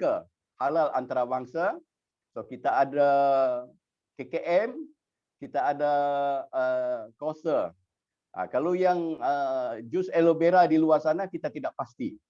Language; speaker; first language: Malay; native; Malay